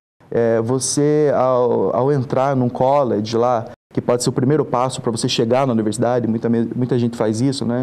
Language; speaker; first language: Portuguese; native; Portuguese